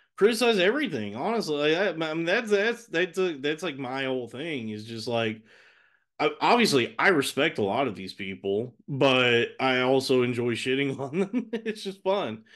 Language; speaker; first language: English; native; English